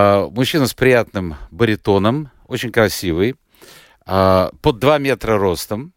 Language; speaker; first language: Russian; native; Russian